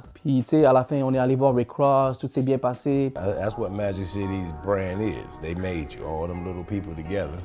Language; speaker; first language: French; native; French